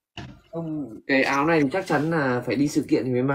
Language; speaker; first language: Vietnamese; native; Vietnamese